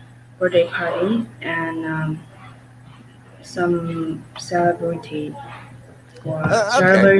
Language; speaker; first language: English; non-native, learner; Vietnamese